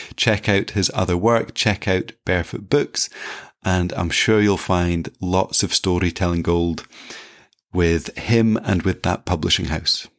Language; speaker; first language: English; native; English